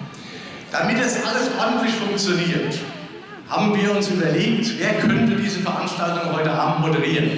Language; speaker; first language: German; native; German